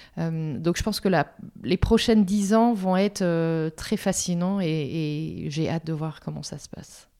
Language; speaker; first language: French; non-native, fluent; English